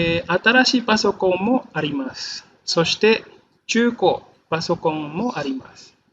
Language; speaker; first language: Japanese; non-native, fluent; Indonesian